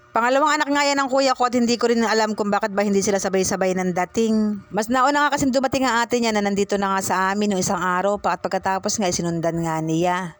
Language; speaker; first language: Filipino; native; Filipino